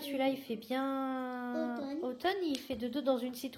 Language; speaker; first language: French; native; French